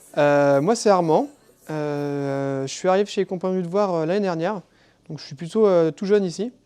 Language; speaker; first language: French; native; French